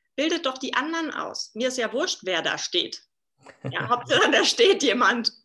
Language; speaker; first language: German; native; German